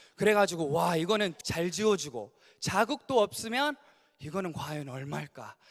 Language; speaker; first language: Korean; early bilingual, other home language; English